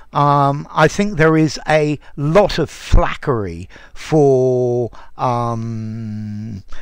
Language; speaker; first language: English; native; English